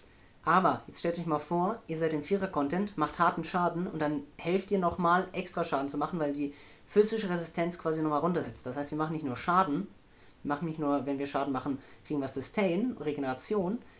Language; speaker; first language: German; native; German